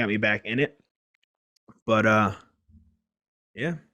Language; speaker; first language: English; native; English